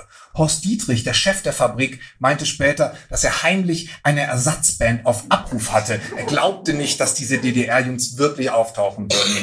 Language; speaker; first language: German; native; German